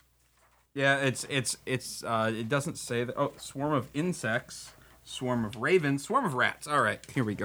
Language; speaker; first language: English; native; English